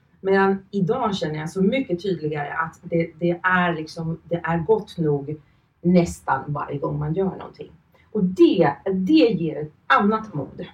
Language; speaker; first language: Swedish; early bilingual, other home language; Finnish